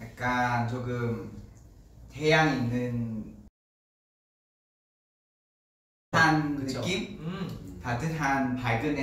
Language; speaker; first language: Korean; non-native, learner; Vietnamese